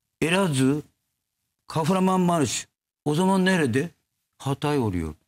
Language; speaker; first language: Turkish; non-native, learner; Japanese